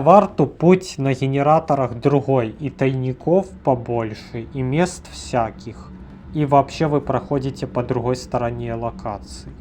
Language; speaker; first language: Russian; native; Russian